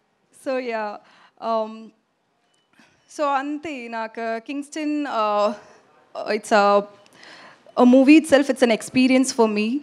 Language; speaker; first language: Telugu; non-native, learner; Tamil